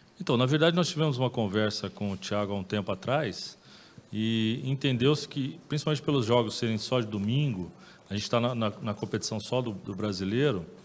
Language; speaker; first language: Portuguese; native; Portuguese